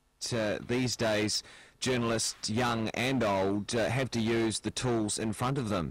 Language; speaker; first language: English; native; English